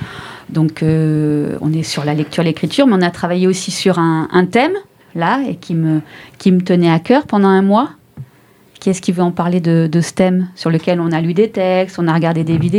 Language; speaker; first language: French; native; French